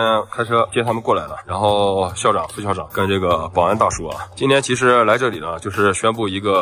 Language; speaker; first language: Chinese; native; Chinese